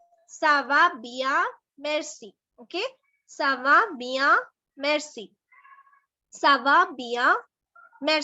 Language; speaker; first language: French; non-native, learner; Hindi